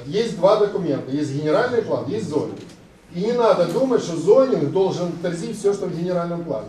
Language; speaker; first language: Russian; non-native, local second language; Ukrainian